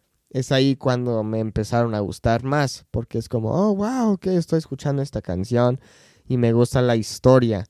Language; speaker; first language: Spanish; non-native, fluent; English